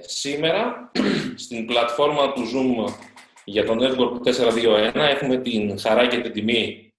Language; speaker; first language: Greek; native; Greek